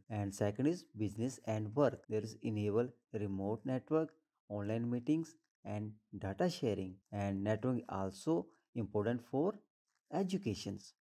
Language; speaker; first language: English; non-native, local second language; Hindi